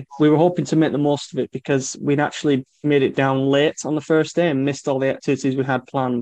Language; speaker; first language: English; native; English